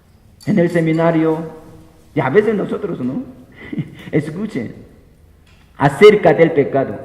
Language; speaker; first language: Spanish; non-native, fluent; Korean